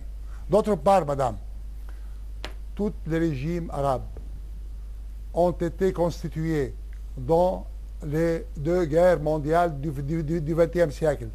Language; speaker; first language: French; non-native, local second language; Arabic